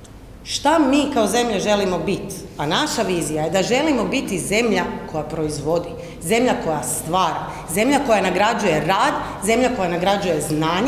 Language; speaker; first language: Croatian; native; Croatian